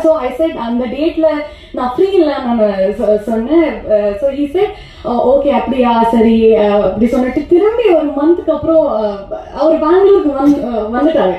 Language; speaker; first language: Tamil; non-native, learner; Kannada